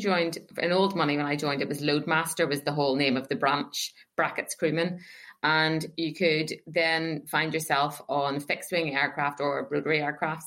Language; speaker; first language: English; native; English